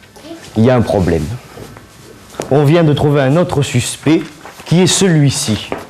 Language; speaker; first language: French; native; French